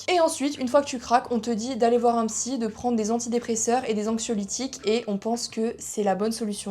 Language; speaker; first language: French; native; French